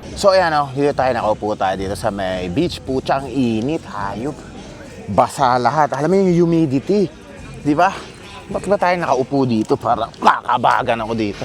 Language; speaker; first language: Filipino; native; Filipino